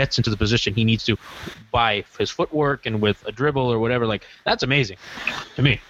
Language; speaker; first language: English; native; English